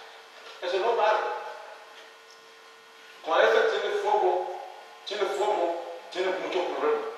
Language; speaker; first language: Spanish; non-native, learner; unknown